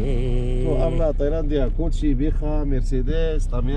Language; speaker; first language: Spanish; non-native, learner; Thai